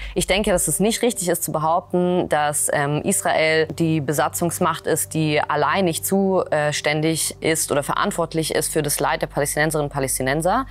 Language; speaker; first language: German; early bilingual, other home language; Russian